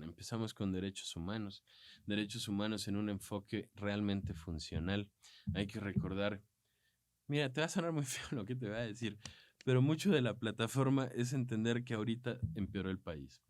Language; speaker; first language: Spanish; native; Spanish